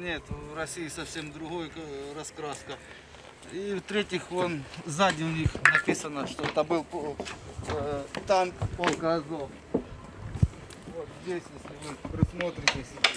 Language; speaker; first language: Russian; native; Russian